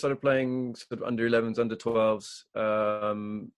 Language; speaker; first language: English; native; English